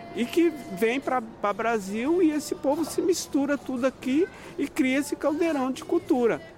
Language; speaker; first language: Portuguese; native; Portuguese